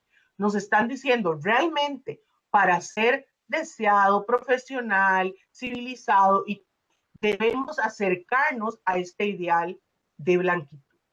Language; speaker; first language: Spanish; non-native, fluent; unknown